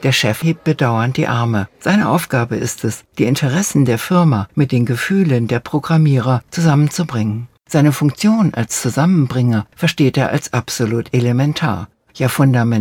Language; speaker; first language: German; native; German